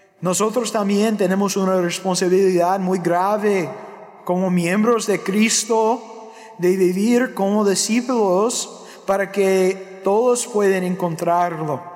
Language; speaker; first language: Spanish; non-native, fluent; English